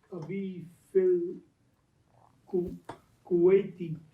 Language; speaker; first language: Arabic; non-native, learner; English